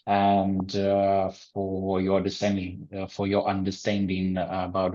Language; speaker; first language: English; non-native, learner; Ukrainian